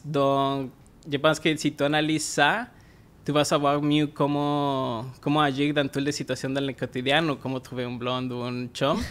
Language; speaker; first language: French; non-native, fluent; Spanish